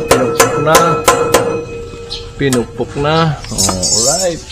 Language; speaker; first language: Filipino; native; Filipino